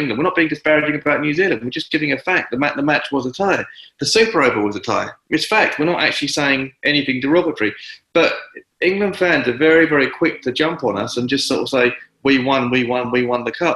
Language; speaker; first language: English; native; English